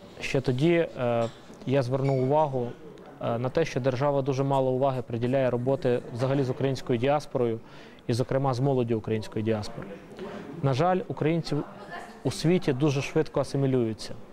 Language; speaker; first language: Ukrainian; native; Ukrainian